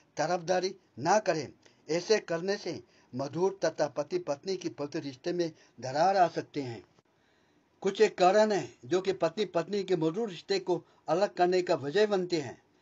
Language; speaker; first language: Hindi; non-native, local second language; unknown